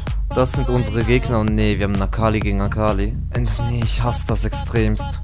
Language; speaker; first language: German; native; German